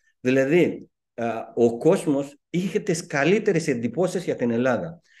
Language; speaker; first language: Greek; non-native, fluent; Persian